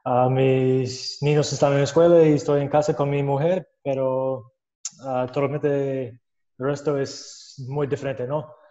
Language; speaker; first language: Spanish; non-native, learner; English